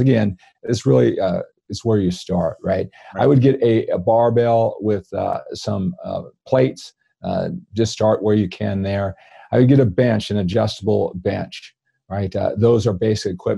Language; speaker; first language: English; native; English